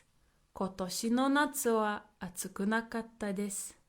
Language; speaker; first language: Japanese; non-native, fluent; English